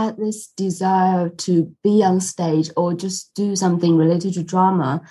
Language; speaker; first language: English; non-native, fluent; Chinese